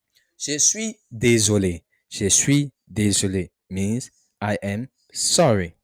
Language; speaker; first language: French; non-native, learner; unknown